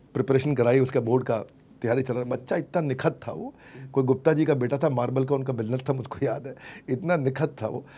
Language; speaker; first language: Hindi; native; Hindi